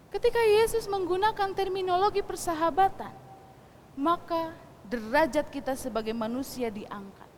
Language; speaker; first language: Indonesian; non-native, local second language; Sundanese